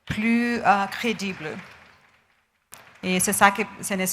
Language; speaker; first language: French; non-native, learner; Portuguese